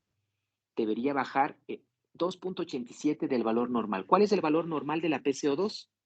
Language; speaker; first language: Spanish; native; Spanish